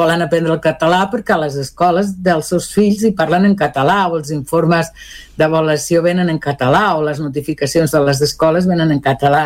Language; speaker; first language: Catalan; non-native, local second language; Spanish